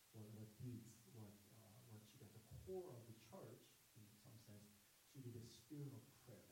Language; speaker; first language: English; non-native, fluent; Korean